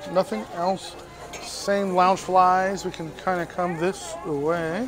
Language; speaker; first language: English; native; English